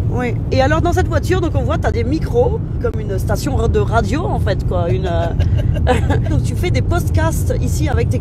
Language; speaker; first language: French; native; French